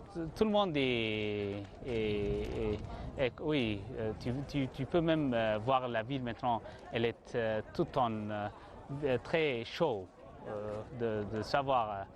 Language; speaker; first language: French; non-native, learner; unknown